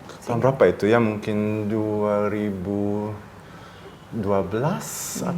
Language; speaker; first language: Indonesian; early bilingual, heritage; German